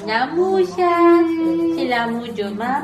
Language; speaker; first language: French; native; French